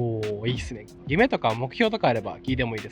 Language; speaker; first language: Japanese; native; Japanese